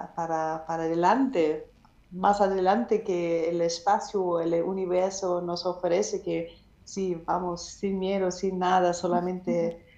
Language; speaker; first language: Spanish; non-native, fluent; German